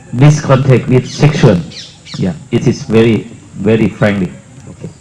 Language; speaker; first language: English; non-native, learner; Thai